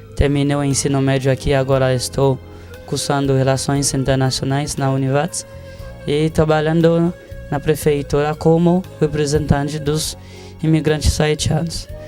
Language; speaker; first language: Portuguese; non-native, fluent; Haitian Creole